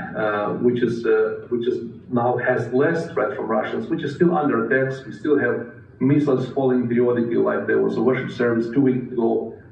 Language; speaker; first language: English; non-native, fluent; Ukrainian